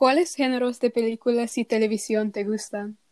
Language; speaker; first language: Spanish; non-native, learner; English